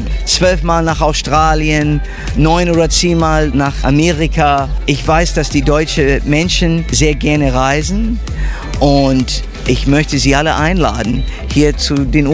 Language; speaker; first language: German; early bilingual, heritage; English